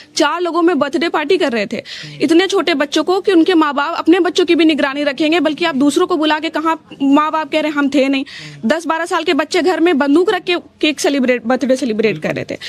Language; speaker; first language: Hindi; native; Hindi